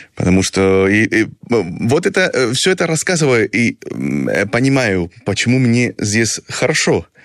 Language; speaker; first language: Russian; non-native, fluent; Spanish